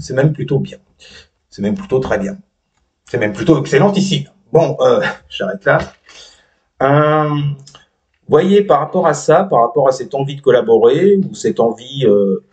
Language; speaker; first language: French; native; French